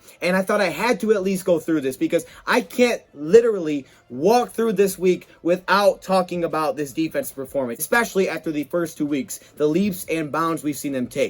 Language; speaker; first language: English; native; English